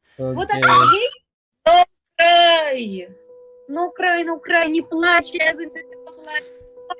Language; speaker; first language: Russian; early bilingual, heritage; Russian